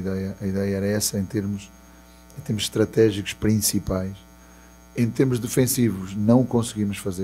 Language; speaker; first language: Portuguese; native; Portuguese